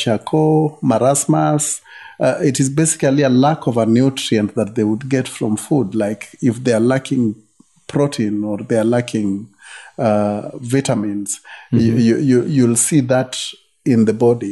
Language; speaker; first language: English; non-native, local second language; Luo (Kenya and Tanzania)